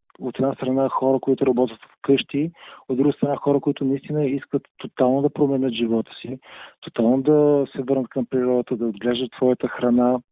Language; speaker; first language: Bulgarian; native; Bulgarian